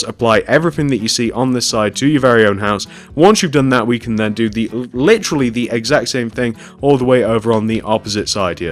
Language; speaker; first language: English; native; English